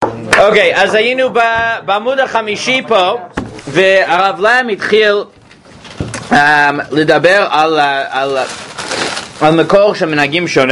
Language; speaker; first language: Hebrew; non-native, fluent; English